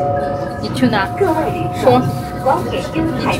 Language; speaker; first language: Chinese; non-native, learner; Russian